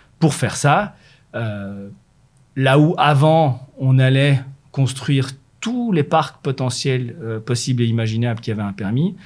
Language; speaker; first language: French; native; French